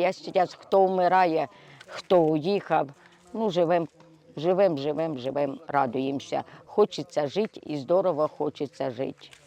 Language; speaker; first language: Ukrainian; non-native, local second language; Russian